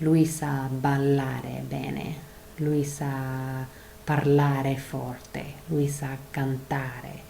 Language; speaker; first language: Italian; non-native, fluent; English